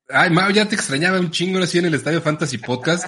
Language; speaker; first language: Spanish; native; Spanish